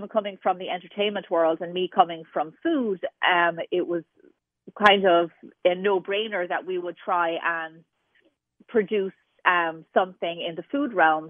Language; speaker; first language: English; native; English